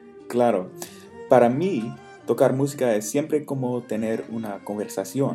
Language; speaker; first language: Spanish; non-native, fluent; English